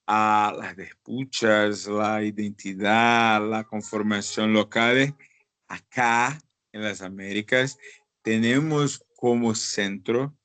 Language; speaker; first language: Spanish; non-native, fluent; Portuguese